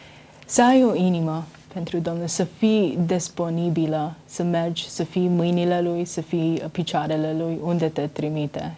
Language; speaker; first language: Romanian; early bilingual, heritage; Romanian